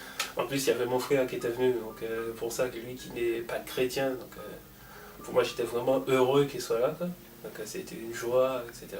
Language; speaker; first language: French; native; French